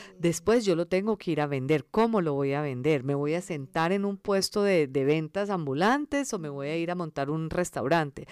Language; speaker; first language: Spanish; early bilingual, other home language; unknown